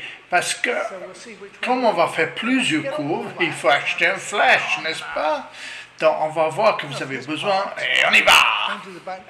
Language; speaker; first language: French; non-native, learner; English